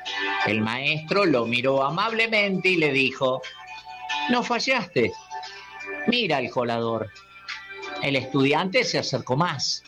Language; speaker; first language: Spanish; native; Spanish